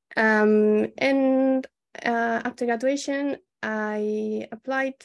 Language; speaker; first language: English; non-native, fluent; Spanish